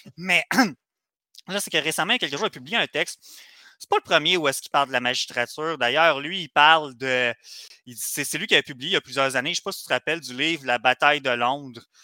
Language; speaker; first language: French; native; French